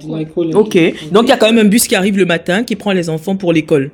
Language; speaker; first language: French; native; French